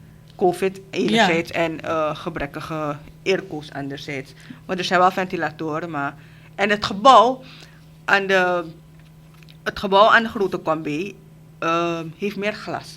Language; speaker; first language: Dutch; native; Dutch